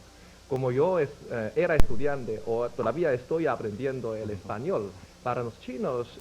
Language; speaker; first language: Spanish; non-native, fluent; Chinese